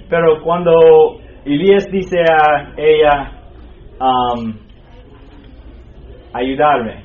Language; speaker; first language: Spanish; non-native, fluent; English